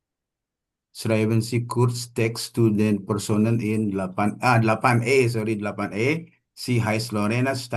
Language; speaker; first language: German; non-native, fluent; Indonesian